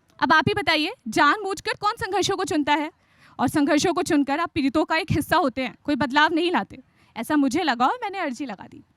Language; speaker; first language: Hindi; native; Hindi